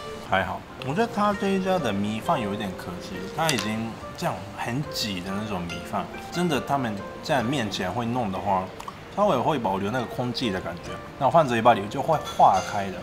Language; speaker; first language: Chinese; non-native, fluent; Japanese